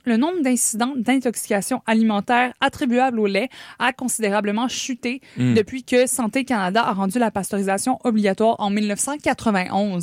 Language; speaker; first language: French; native; French